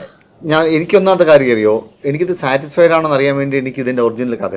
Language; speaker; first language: Malayalam; native; Malayalam